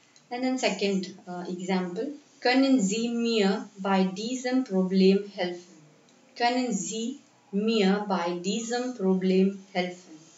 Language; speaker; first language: German; non-native, fluent; Hindi